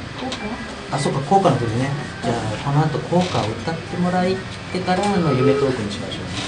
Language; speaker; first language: Japanese; native; Japanese